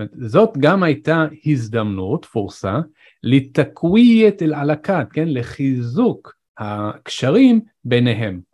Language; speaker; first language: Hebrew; non-native, local second language; Arabic